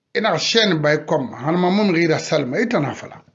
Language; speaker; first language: French; non-native, local second language; Susu